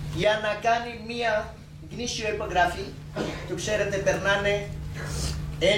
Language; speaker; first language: Greek; non-native, learner; Urdu